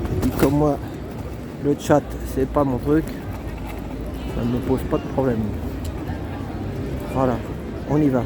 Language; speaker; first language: French; native; French